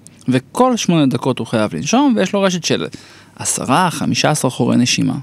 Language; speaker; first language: Hebrew; native; Hebrew